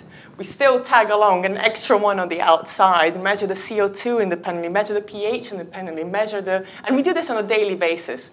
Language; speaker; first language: English; native; English